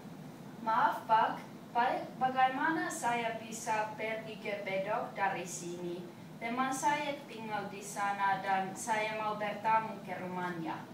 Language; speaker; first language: Indonesian; non-native, learner; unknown